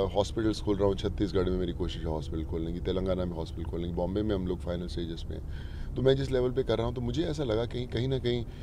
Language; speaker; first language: Hindi; native; Hindi